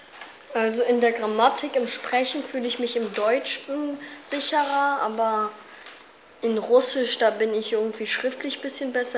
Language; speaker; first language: German; early bilingual, other home language; Russian